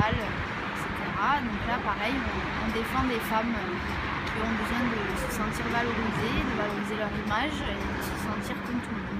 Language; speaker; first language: French; native; French